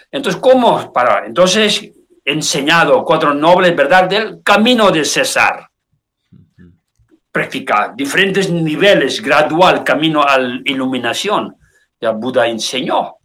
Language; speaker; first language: Spanish; non-native, learner; Tibetan